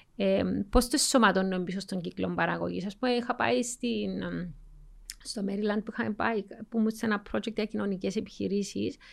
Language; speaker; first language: Greek; native; Greek